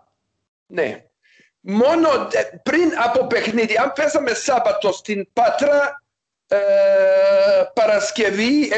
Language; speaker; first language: Greek; non-native, learner; Serbian